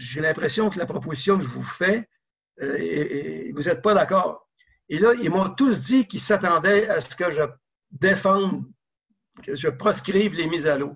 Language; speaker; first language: French; native; French